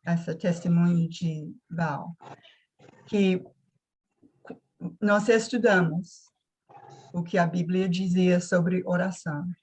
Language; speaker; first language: Portuguese; non-native, fluent; English